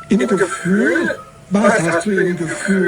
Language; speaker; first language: German; non-native, fluent; English